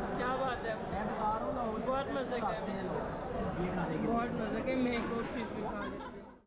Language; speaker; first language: Urdu; non-native, learner; Turkish